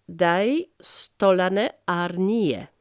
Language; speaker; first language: Norwegian; non-native, fluent; French